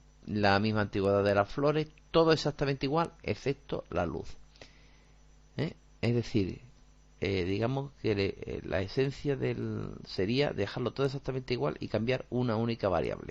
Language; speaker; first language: Spanish; native; Spanish